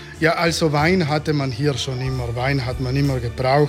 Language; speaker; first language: German; native; German